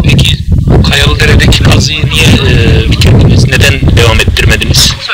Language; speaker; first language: Turkish; native; Turkish